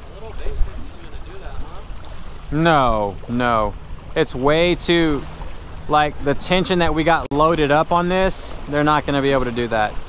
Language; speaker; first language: English; native; English